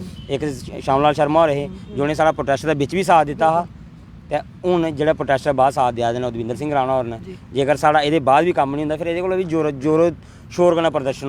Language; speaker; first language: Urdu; non-native, local second language; Dogri